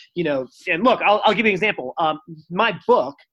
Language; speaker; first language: English; native; English